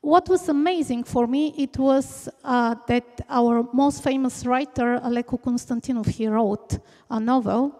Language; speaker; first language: English; non-native, fluent; Bulgarian